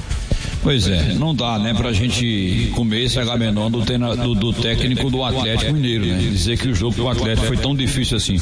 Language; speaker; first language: Portuguese; native; Portuguese